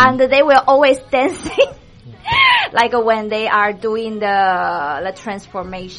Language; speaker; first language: English; non-native, learner; Chinese